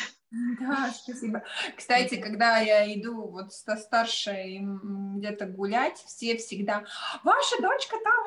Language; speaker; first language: Russian; non-native, local second language; Latvian